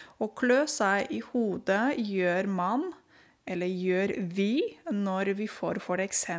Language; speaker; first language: Norwegian; non-native, fluent; Romanian